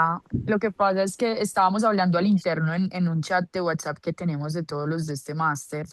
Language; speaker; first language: Spanish; native; Spanish